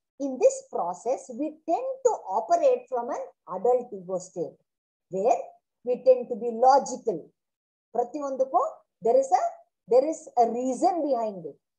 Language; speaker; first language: English; non-native, local second language; Kannada